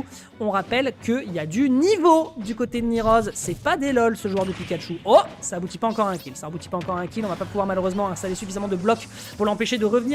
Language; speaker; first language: French; native; French